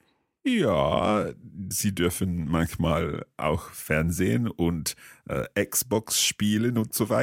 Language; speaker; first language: German; non-native, learner; English